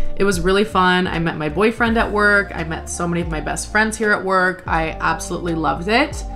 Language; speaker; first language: English; native; English